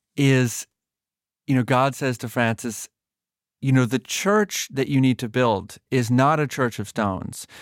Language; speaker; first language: English; native; English